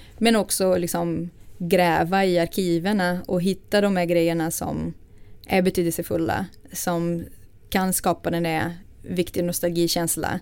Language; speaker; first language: Swedish; non-native, fluent; Portuguese